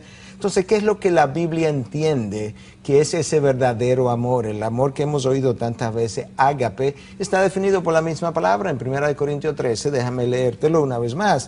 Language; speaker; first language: Spanish; native; Spanish